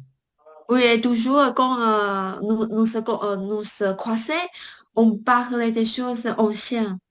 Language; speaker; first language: French; non-native, learner; Chinese